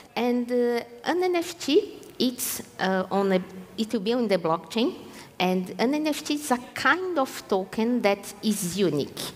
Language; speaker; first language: English; non-native, fluent; Portuguese